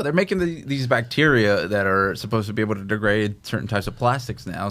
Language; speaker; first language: English; native; English